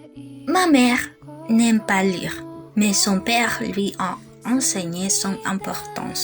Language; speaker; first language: French; non-native, learner; Spanish